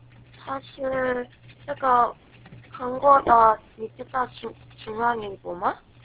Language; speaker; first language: Chinese; non-native, learner; Korean